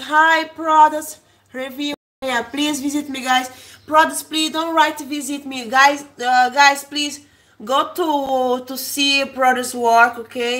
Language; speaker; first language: English; non-native, learner; Portuguese